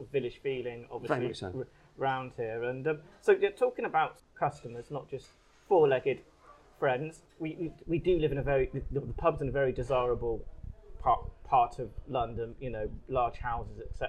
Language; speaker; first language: English; native; English